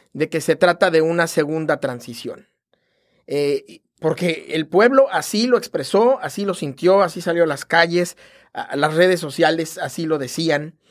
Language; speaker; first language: Spanish; native; Spanish